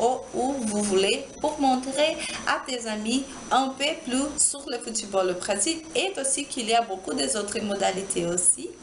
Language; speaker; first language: French; non-native, learner; Portuguese